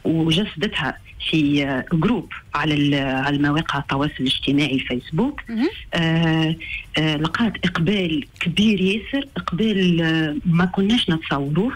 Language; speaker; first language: Arabic; native; Arabic